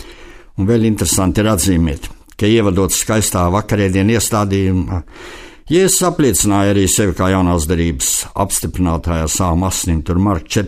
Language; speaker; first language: Latvian; native; Latvian